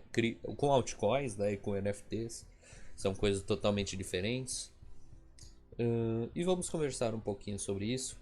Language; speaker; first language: Portuguese; native; Portuguese